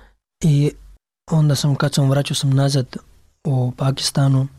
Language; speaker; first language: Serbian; non-native, learner; Pashto